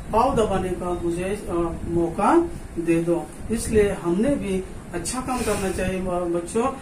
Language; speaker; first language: Hindi; non-native, local second language; Marathi